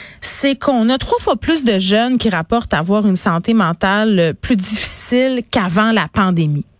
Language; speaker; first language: French; native; French